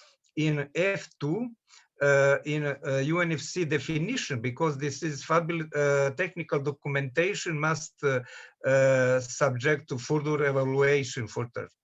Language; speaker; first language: English; non-native, learner; Serbian